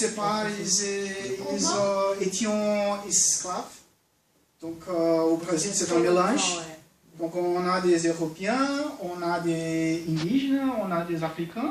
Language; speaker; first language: French; non-native, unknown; Portuguese